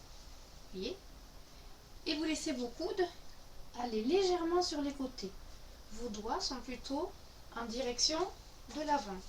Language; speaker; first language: French; native; French